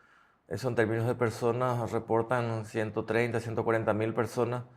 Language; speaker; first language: Spanish; native; Spanish